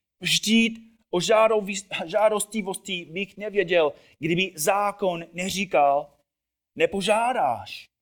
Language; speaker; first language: Czech; non-native, fluent; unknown